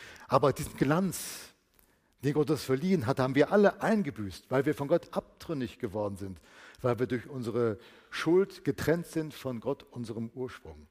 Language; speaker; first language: German; native; German